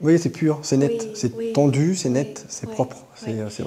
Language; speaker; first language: French; native; French